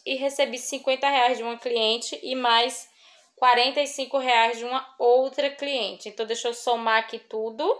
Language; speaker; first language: Portuguese; native; Portuguese